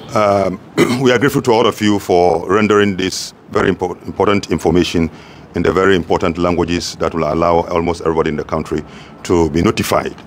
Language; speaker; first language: English; non-native, local second language; Hausa